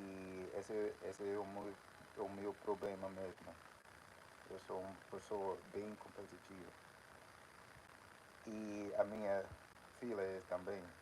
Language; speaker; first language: Portuguese; non-native, fluent; English